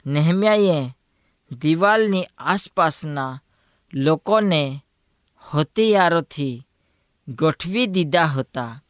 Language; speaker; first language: Gujarati; non-native, local second language; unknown